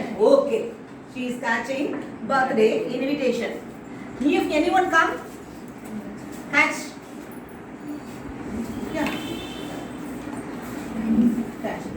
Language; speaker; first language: English; non-native, local second language; Tamil